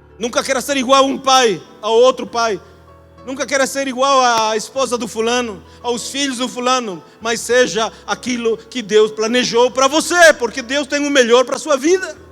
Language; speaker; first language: Portuguese; non-native, fluent; Spanish